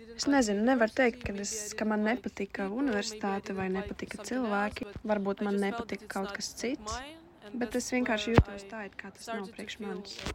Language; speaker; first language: Latvian; non-native, fluent; Russian